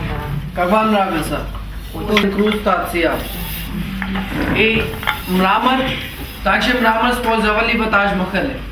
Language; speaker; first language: Russian; non-native, fluent; Hindi